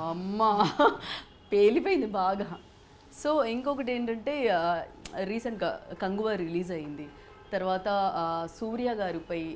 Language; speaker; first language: Telugu; native; Telugu